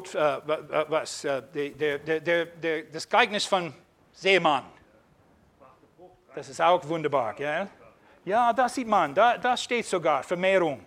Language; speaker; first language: German; non-native, fluent; English